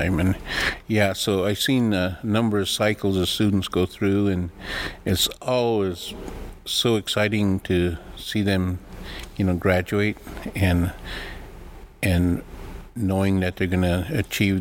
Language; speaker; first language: English; early bilingual, other home language; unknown